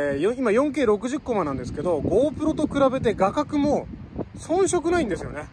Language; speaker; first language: Japanese; native; Japanese